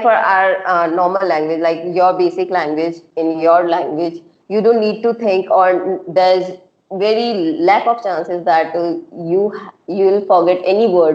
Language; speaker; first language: English; non-native, local second language; Hindi